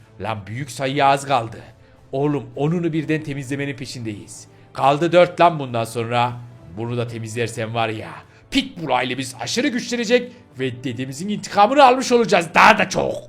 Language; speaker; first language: Turkish; native; Turkish